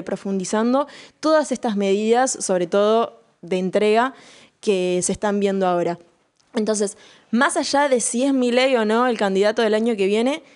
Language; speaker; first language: Spanish; native; Spanish